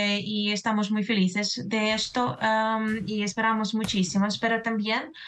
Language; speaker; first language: Spanish; non-native, fluent; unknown